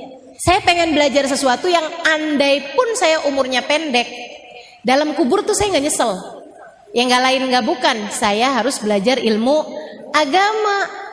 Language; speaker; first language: Indonesian; native; Indonesian